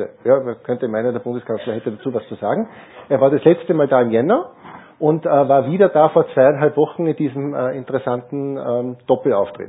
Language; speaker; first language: German; native; German